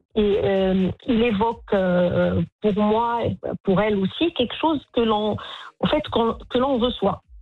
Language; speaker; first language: French; non-native, local second language; Arabic